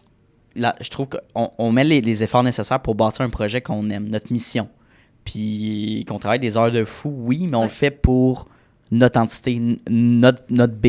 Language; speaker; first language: French; native; French